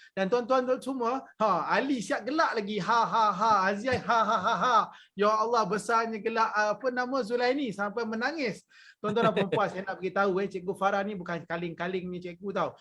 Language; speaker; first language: Malay; native; Malay